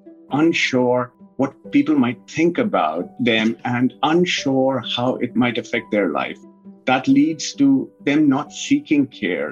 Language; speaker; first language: English; non-native, local second language; Punjabi